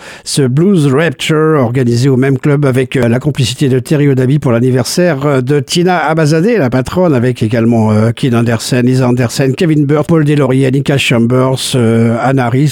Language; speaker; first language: French; native; French